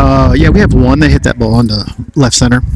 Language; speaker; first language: English; native; English